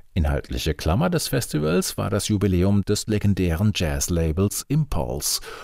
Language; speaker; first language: German; native; German